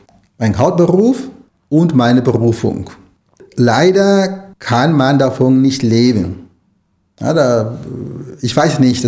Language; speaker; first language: German; non-native, fluent; Spanish